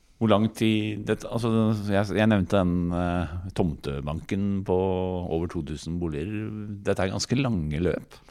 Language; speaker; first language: Norwegian; native; Norwegian